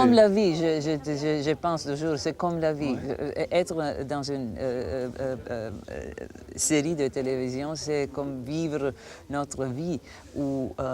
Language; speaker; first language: French; non-native, fluent; Croatian